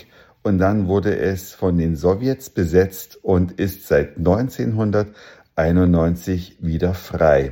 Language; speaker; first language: German; native; German